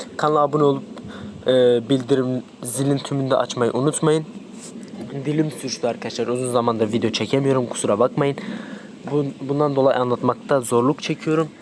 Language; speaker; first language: Turkish; non-native, local second language; Kurdish